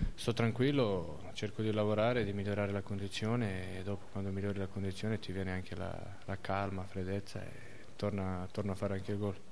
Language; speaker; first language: Italian; non-native, fluent; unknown